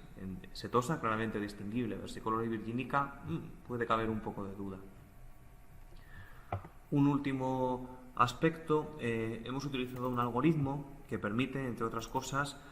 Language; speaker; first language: Spanish; native; Spanish